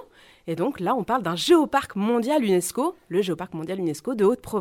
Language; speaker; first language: French; native; French